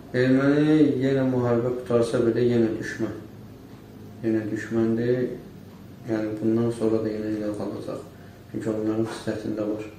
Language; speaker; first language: Azerbaijani; native; Azerbaijani